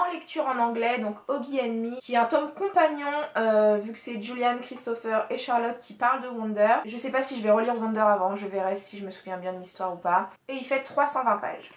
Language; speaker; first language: French; native; French